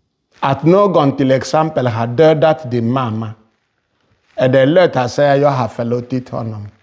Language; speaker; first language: Swedish; non-native, fluent; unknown